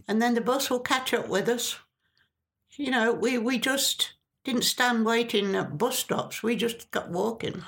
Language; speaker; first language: English; native; English